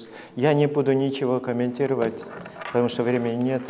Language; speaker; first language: Russian; non-native, fluent; Lithuanian